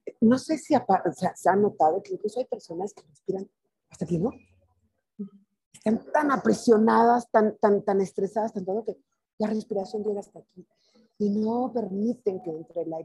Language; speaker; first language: Spanish; native; Spanish